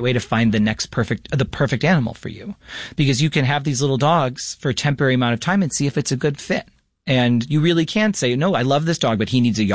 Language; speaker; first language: English; native; English